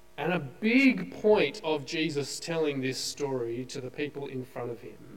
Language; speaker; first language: English; native; English